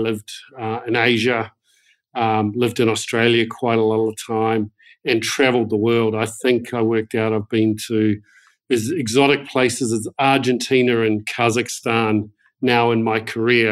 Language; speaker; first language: English; native; English